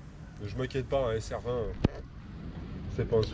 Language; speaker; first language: French; native; French